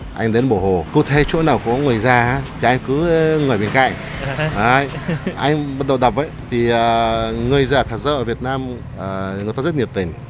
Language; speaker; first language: Vietnamese; non-native, fluent; Arabic